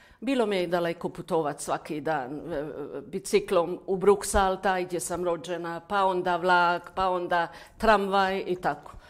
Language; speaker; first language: Croatian; non-native, fluent; German